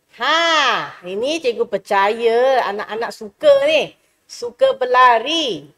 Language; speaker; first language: Malay; non-native, local second language; Chinese